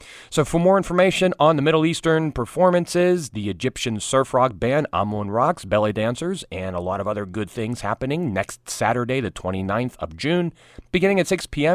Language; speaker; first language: English; native; English